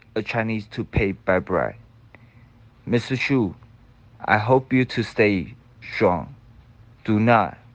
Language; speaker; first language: English; non-native, learner; Chinese